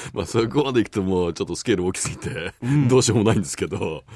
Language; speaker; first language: Japanese; native; Japanese